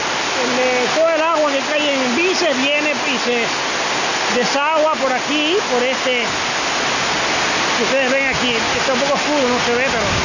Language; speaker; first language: Spanish; native; Spanish